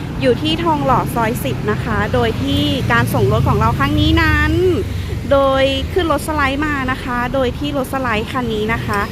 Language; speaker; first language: Thai; native; Thai